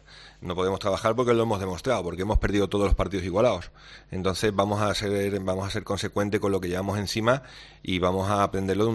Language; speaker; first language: Spanish; native; Spanish